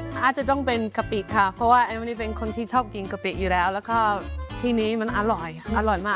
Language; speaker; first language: Thai; non-native, fluent; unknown